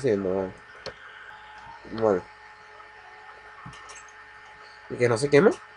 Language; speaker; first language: Spanish; native; Spanish